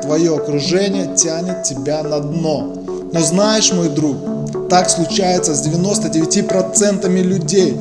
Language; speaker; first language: Russian; native; Russian